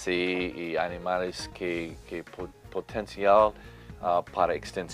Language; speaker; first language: Spanish; non-native, learner; English